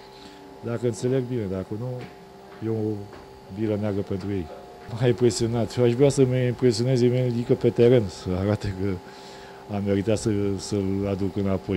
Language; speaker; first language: Romanian; native; Romanian